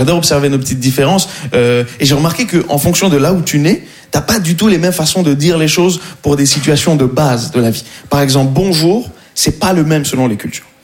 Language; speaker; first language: French; native; French